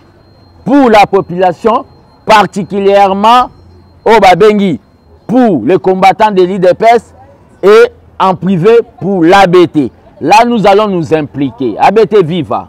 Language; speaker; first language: French; non-native, local second language; Lingala